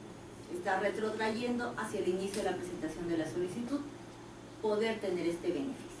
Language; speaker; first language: Spanish; native; Spanish